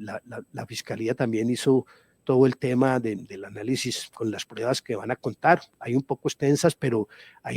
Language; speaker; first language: Spanish; native; Spanish